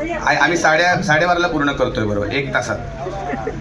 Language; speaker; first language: Marathi; non-native, local second language; Konkani